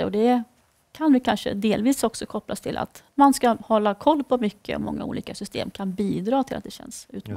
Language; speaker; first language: Swedish; native; Swedish